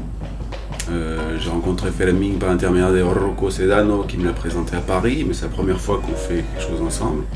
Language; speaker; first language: French; native; French